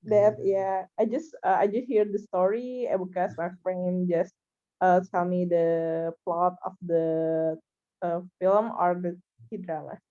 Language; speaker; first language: English; non-native, learner; Indonesian